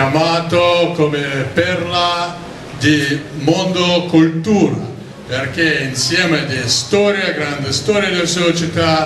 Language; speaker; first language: Italian; non-native, learner; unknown